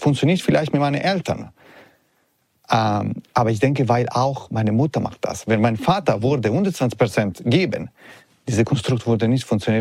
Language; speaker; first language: German; non-native, fluent; Italian